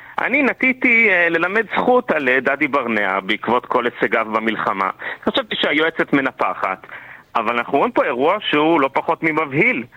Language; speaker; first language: Hebrew; native; Hebrew